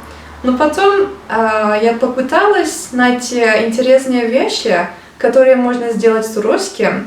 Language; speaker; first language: Russian; non-native, learner; Turkish